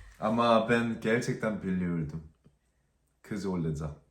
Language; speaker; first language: Turkish; non-native, learner; Korean